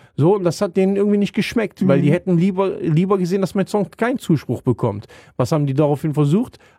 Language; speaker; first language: German; native; German